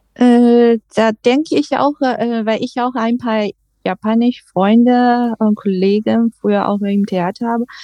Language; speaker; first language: German; non-native, learner; Chinese